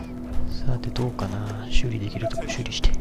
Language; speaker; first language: Japanese; native; Japanese